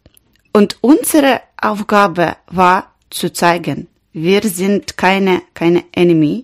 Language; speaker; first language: German; non-native, learner; Ukrainian